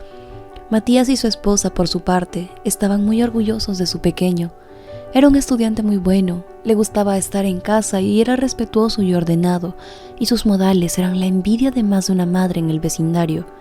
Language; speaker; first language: Spanish; native; Spanish